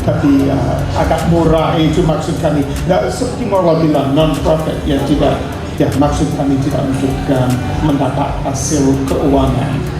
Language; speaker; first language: Indonesian; non-native, fluent; English